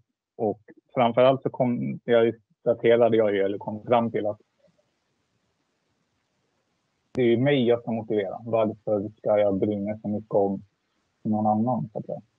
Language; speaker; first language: Swedish; native; Swedish